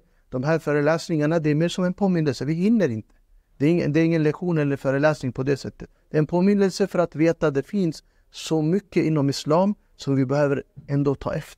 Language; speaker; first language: Swedish; non-native, fluent; Urdu